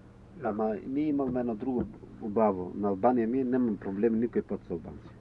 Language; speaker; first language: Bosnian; non-native, learner; Macedonian